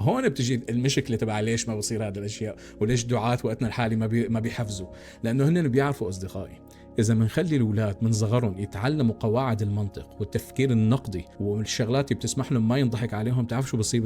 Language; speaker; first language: Arabic; native; Arabic